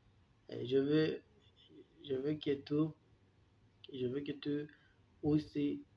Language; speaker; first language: French; non-native, learner; Turkish